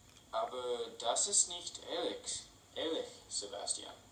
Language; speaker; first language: German; non-native, learner; English